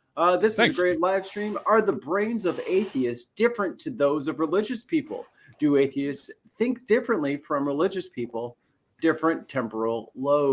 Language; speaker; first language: English; native; English